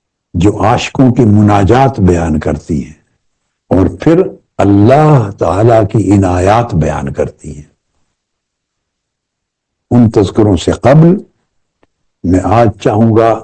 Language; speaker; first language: Urdu; native; Urdu